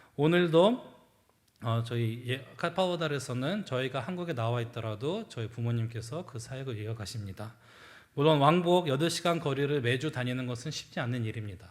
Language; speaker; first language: Korean; early bilingual, heritage; Korean